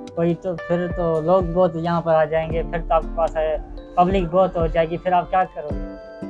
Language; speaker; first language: Urdu; non-native, local second language; Sindhi